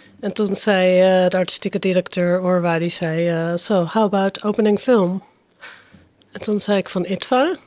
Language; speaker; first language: Dutch; early bilingual, other home language; Persian